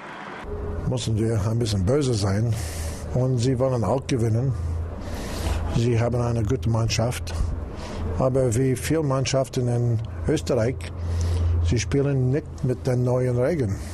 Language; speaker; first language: German; non-native, learner; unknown